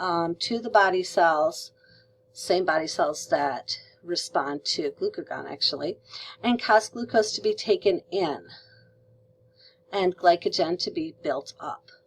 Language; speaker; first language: English; native; English